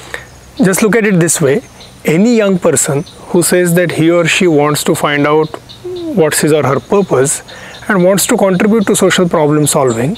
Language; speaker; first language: English; non-native, local second language; Marathi